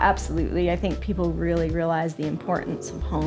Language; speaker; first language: English; native; English